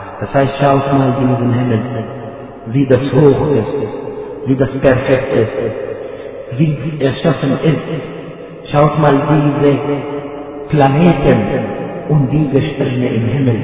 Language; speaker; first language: German; non-native, fluent; Arabic